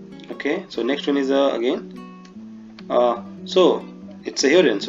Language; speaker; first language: English; non-native, local second language; Hindi